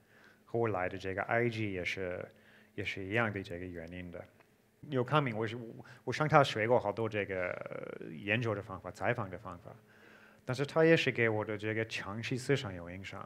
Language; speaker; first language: Chinese; non-native, fluent; English